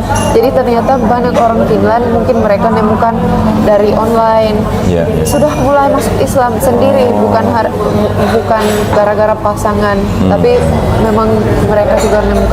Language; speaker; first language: Indonesian; non-native, fluent; Finnish